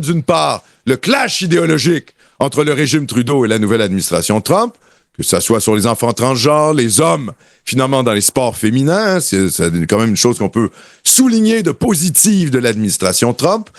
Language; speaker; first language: French; native; French